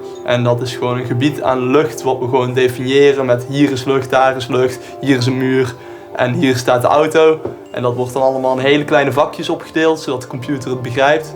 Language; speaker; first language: Dutch; native; Dutch